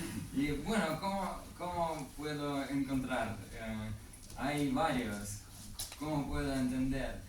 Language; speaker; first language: Spanish; non-native, learner; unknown